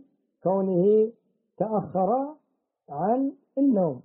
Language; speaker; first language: Arabic; native; Arabic